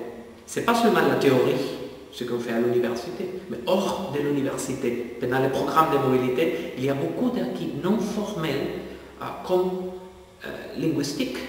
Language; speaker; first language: French; non-native, fluent; Spanish